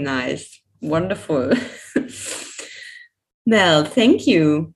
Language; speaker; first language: English; non-native, fluent; German